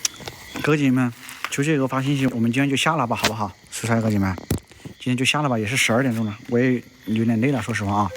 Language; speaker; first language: Chinese; native; Chinese